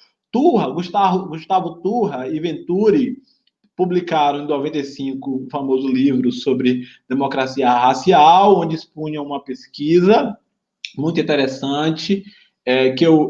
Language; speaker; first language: Portuguese; native; Portuguese